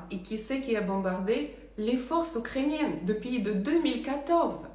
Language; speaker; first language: French; non-native, fluent; Russian